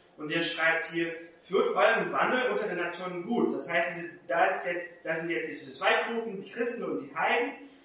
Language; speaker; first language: German; non-native, fluent; Portuguese